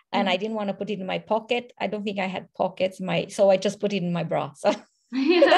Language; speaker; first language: English; non-native, fluent; Romanian